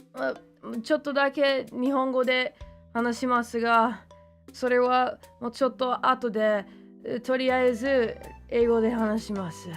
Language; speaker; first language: Japanese; non-native, fluent; English